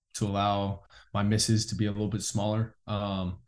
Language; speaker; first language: English; native; English